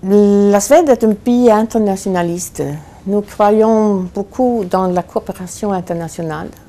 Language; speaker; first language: French; non-native, fluent; Swedish